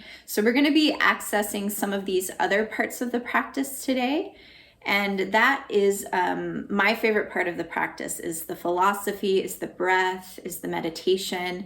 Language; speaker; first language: English; native; English